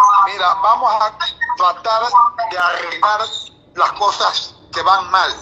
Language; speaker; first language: Spanish; native; Spanish